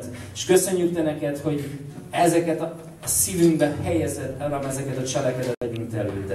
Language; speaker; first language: Hungarian; native; Hungarian